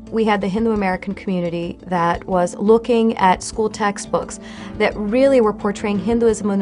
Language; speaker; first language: English; native; English